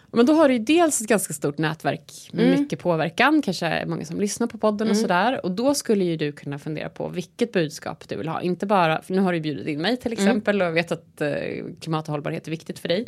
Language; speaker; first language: Swedish; native; Swedish